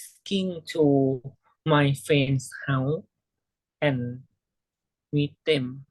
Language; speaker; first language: English; non-native, learner; Thai